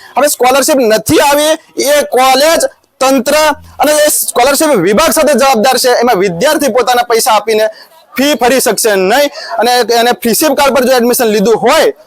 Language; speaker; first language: Gujarati; non-native, local second language; Rathawi